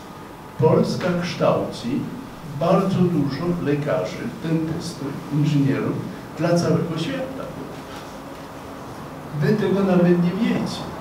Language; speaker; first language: Polish; non-native, fluent; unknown